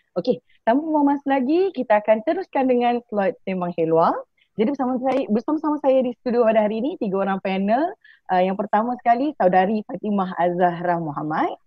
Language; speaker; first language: Malay; native; Malay